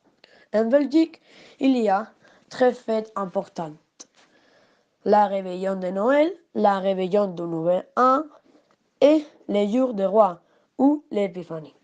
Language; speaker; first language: French; non-native, learner; Spanish